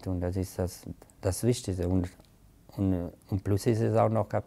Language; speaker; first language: German; non-native, fluent; Italian